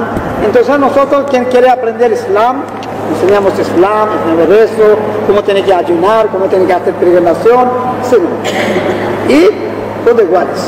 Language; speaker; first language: Spanish; non-native, learner; Arabic